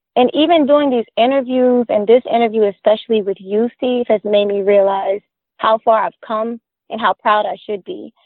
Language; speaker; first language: English; native; English